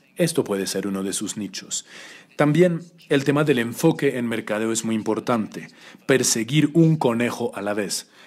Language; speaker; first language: Spanish; non-native, fluent; English